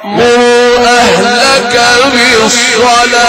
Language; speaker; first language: Arabic; native; Arabic